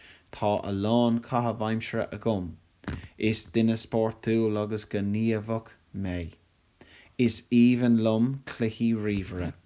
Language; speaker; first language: Irish; non-native, local second language; English